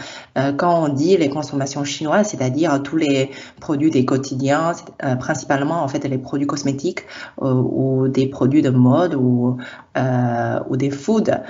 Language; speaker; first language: French; non-native, fluent; Chinese